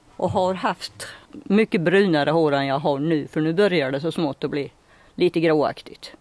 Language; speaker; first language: Swedish; native; Swedish